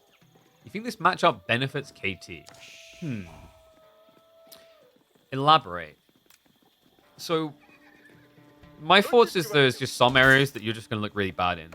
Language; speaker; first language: English; native; English